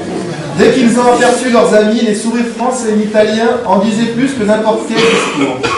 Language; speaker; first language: French; native; French